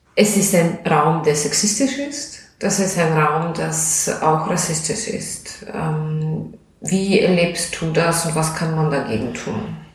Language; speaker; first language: German; non-native, fluent; Russian